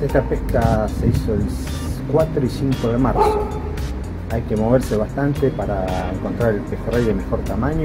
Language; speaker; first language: Spanish; native; Spanish